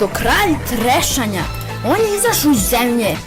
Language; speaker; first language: Bosnian; native; Bosnian